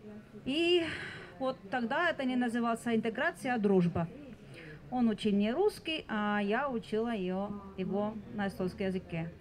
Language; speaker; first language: Russian; non-native, fluent; Estonian